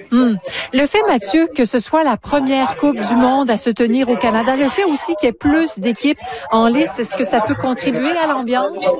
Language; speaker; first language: French; native; French